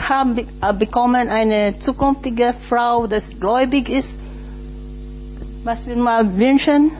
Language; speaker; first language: German; non-native, learner; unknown